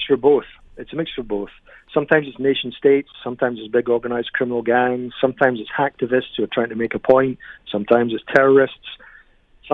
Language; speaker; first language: English; native; English